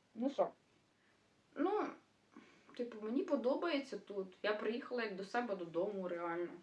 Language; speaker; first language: Ukrainian; native; Ukrainian